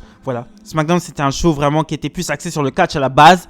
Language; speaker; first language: French; native; French